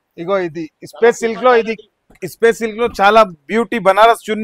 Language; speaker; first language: Telugu; non-native, local second language; Urdu